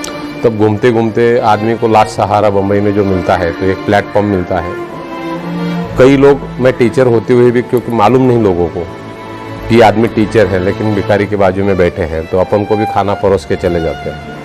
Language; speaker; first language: Hindi; native; Hindi